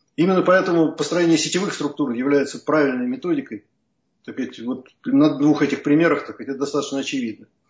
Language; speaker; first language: Russian; native; Russian